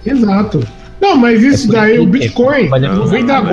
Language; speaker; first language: Portuguese; native; Portuguese